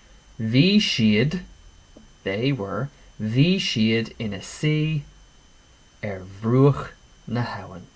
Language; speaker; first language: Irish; non-native, local second language; English